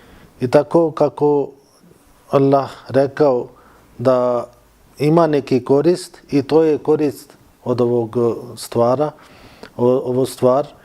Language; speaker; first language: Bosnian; non-native, learner; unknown